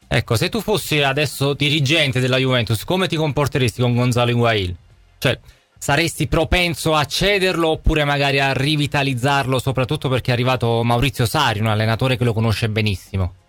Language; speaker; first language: Italian; native; Italian